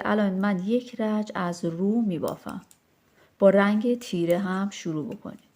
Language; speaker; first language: Persian; native; Persian